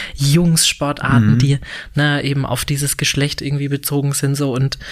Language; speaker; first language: German; native; German